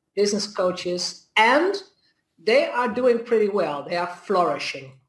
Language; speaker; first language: English; non-native, fluent; Dutch